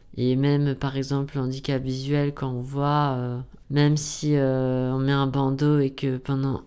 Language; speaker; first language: French; native; French